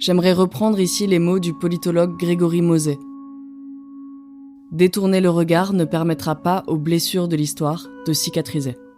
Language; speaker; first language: French; native; French